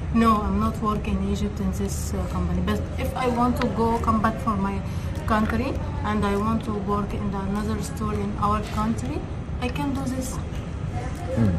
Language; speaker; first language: English; non-native, learner; Arabic